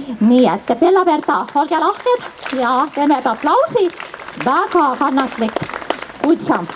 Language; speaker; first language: Estonian; native; Estonian